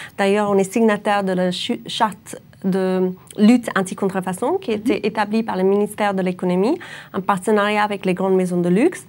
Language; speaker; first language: French; non-native, fluent; English